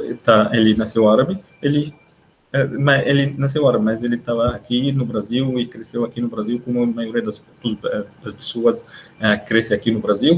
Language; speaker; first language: Portuguese; non-native, learner; Arabic